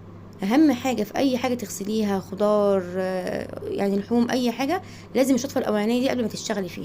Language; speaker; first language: Arabic; native; Arabic